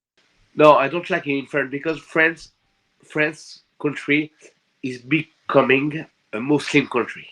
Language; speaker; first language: English; non-native, learner; French